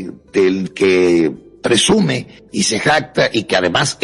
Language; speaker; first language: Spanish; native; Spanish